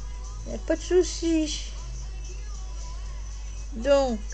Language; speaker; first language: French; native; French